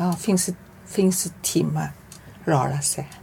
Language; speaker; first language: Swedish; non-native, learner; Chinese